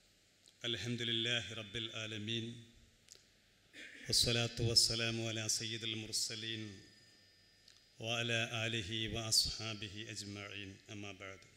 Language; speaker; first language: Arabic; non-native, fluent; Malayalam